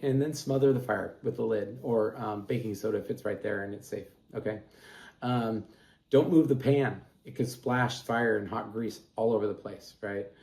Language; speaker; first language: English; native; English